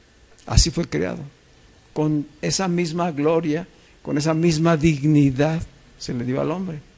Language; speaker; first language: Spanish; native; Spanish